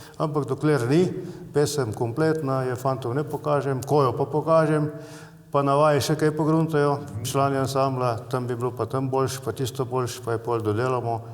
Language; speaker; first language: Slovenian; native; Slovenian